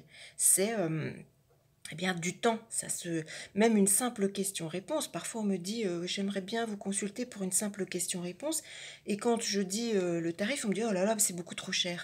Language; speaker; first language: French; native; French